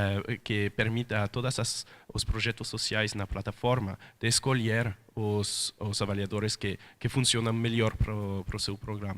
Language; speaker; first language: Portuguese; non-native, fluent; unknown